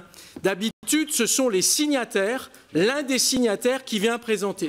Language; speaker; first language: French; native; French